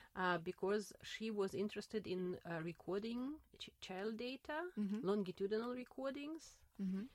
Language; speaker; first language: English; non-native, fluent; Russian